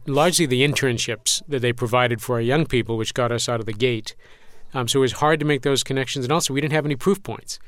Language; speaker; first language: English; native; English